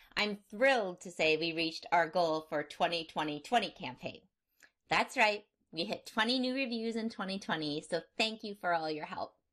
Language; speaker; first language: English; native; English